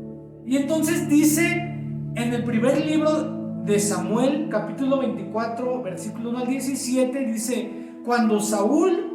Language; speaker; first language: Spanish; native; Spanish